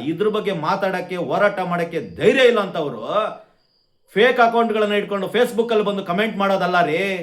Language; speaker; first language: Kannada; non-native, local second language; Konkani